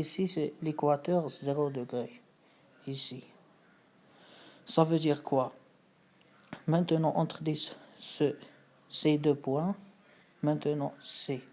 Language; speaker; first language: French; non-native, fluent; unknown